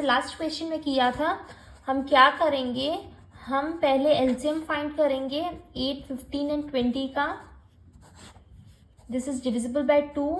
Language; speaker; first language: Hindi; native; Hindi